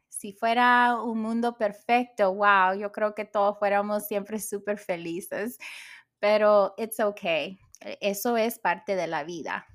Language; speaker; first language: Spanish; early bilingual, heritage; Spanish